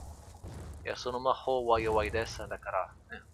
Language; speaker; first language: Japanese; non-native, learner; French